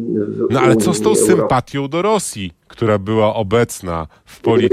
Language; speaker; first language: Polish; native; Polish